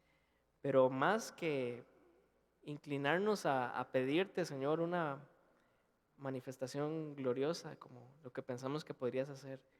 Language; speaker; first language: Spanish; native; Spanish